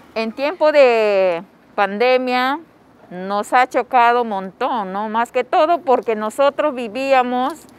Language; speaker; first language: Spanish; non-native, local second language; Shipibo-Conibo